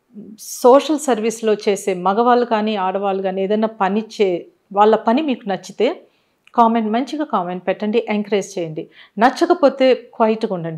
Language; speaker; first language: Telugu; native; Telugu